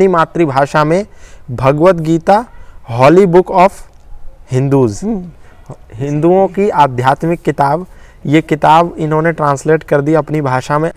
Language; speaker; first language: Hindi; native; Hindi